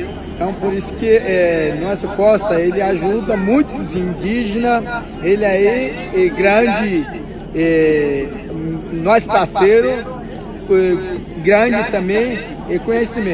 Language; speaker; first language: Portuguese; non-native, local second language; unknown